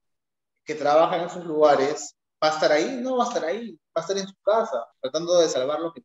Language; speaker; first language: Spanish; native; Spanish